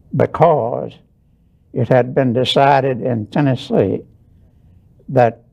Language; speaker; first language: English; native; English